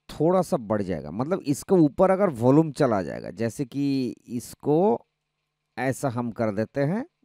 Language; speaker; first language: Hindi; non-native, local second language; Bangla